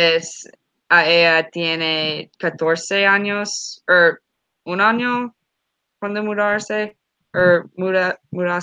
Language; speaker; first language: Spanish; non-native, learner; English